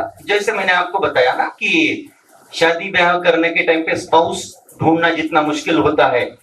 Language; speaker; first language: Hindi; non-native, local second language; Marathi